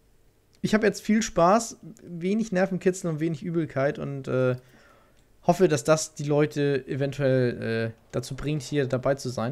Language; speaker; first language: German; native; German